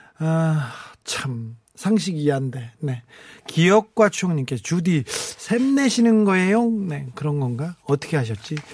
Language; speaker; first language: Korean; native; Korean